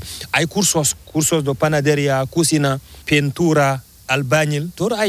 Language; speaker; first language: Spanish; non-native, learner; Fula